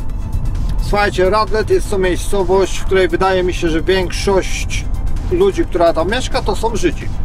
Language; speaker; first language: Polish; native; Polish